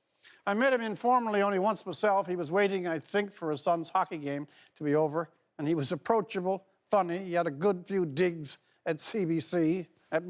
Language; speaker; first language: English; native; English